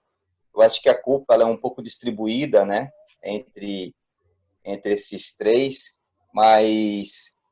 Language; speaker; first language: Portuguese; native; Portuguese